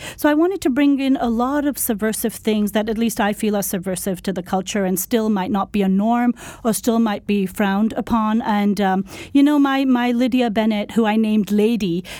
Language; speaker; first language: English; non-native, local second language; Urdu